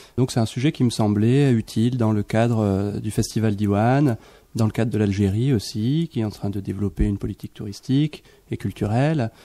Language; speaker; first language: French; native; French